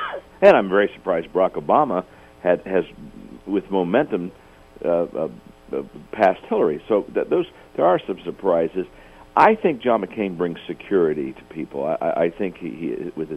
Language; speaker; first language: English; native; English